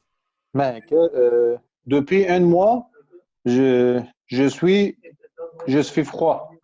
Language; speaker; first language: French; non-native, learner; Kurdish